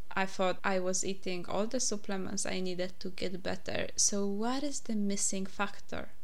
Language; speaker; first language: English; non-native, fluent; Polish